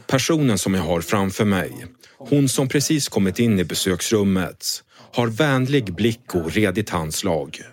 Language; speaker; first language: Swedish; native; Swedish